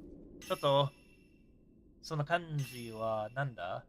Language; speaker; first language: Japanese; non-native, learner; English